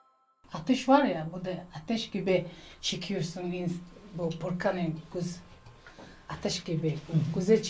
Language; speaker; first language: Turkish; non-native, learner; Mongolian